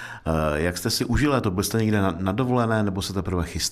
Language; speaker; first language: Czech; native; Czech